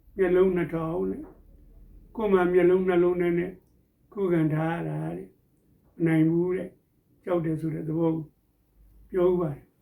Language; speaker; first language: Burmese; native; Burmese